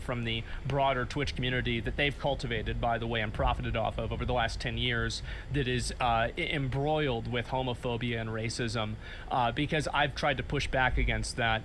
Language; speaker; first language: English; native; English